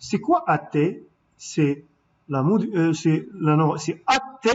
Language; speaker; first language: French; non-native, local second language; Arabic